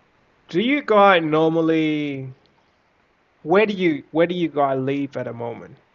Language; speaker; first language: English; non-native, fluent; Vietnamese